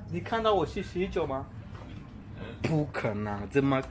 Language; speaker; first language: Chinese; non-native, learner; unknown